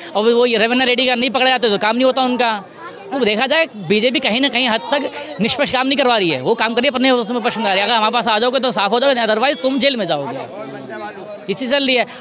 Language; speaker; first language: Hindi; native; Hindi